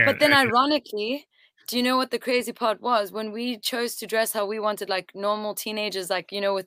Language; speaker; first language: English; early bilingual, other home language; French